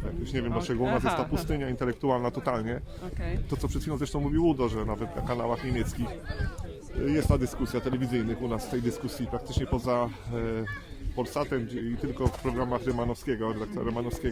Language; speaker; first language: Polish; native; Polish